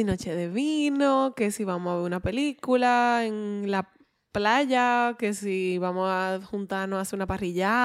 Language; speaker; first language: Spanish; native; Spanish